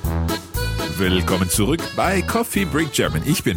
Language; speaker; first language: German; non-native, learner; English